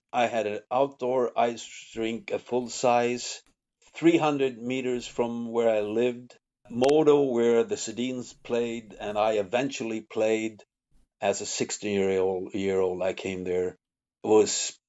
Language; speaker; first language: English; non-native, fluent; Swedish